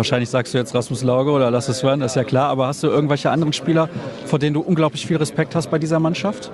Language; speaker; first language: German; native; German